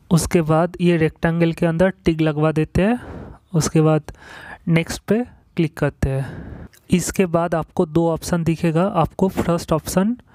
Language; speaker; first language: Hindi; non-native, local second language; Bangla